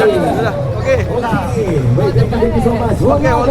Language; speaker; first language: English; non-native, local second language; Malay